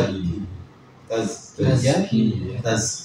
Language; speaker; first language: Arabic; non-native, fluent; Indonesian